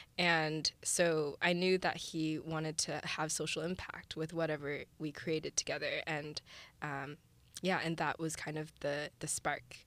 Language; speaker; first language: English; early bilingual, other home language; Chinese